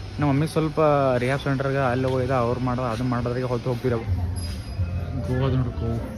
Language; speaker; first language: Kannada; native; Kannada